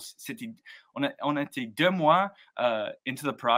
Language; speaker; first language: French; non-native, learner; English